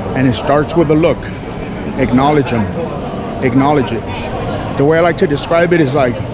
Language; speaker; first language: English; native; English